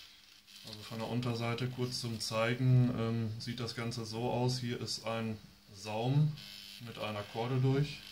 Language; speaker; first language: German; native; German